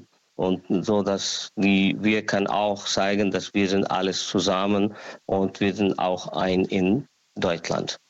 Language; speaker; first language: German; non-native, learner; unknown